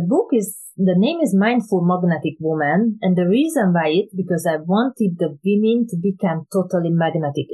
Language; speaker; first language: English; non-native, fluent; Hungarian